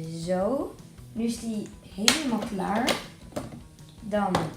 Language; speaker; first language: Dutch; native; Dutch